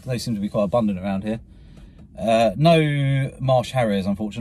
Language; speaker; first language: English; native; English